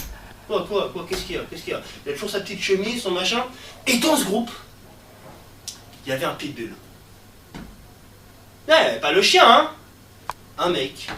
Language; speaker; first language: French; native; French